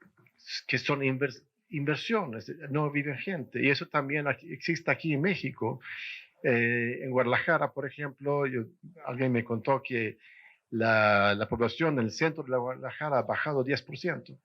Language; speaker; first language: Spanish; non-native, fluent; Swedish